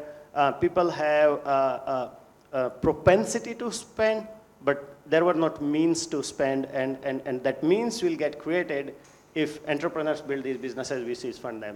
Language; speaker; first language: English; non-native, local second language; Hindi